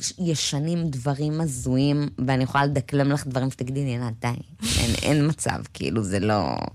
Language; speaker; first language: Hebrew; native; Hebrew